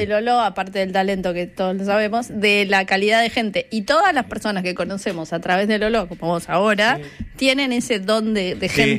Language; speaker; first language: Spanish; native; Spanish